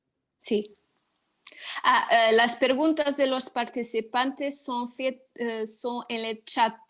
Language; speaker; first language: Spanish; non-native, learner; Portuguese